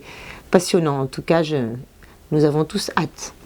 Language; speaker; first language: French; native; French